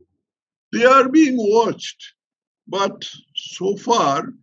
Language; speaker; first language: English; non-native, local second language; Bangla